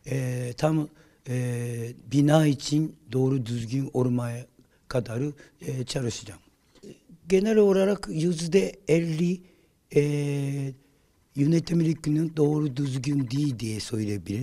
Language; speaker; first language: Turkish; non-native, learner; Japanese